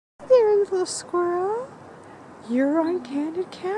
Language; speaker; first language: English; native; English